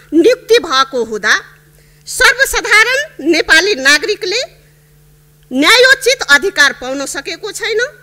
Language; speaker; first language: Nepali; non-native, local second language; Maithili